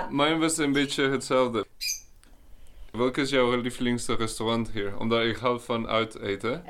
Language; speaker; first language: Dutch; non-native, learner; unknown